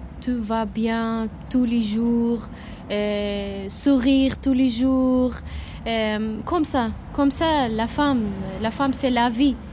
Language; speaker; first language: French; non-native, learner; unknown